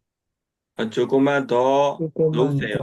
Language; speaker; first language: Korean; non-native, learner; Burmese